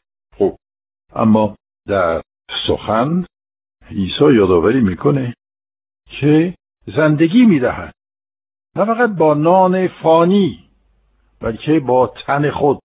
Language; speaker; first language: Persian; non-native, fluent; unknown